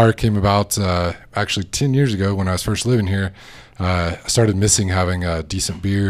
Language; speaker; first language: English; native; English